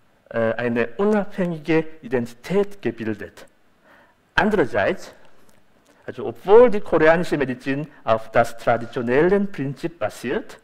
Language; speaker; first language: German; non-native, fluent; Korean